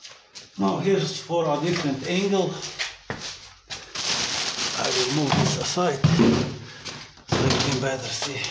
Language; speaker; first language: English; non-native, learner; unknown